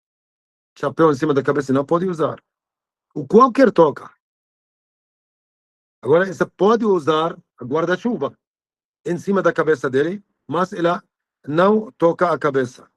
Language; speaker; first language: Portuguese; non-native, fluent; Arabic